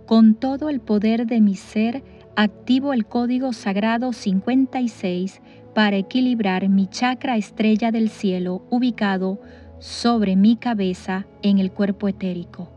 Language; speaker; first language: Spanish; native; Spanish